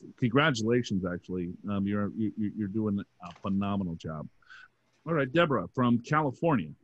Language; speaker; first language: English; native; English